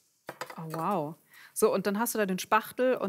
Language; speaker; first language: German; native; German